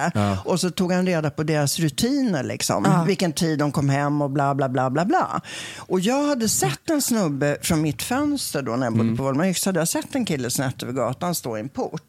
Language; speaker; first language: Swedish; native; Swedish